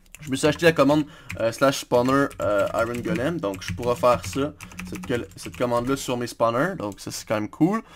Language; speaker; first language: French; native; French